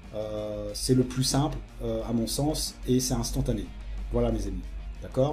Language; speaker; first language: French; native; French